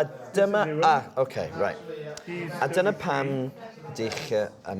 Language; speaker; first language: Welsh; non-native, learner; English